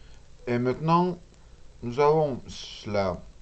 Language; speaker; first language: French; non-native, learner; Russian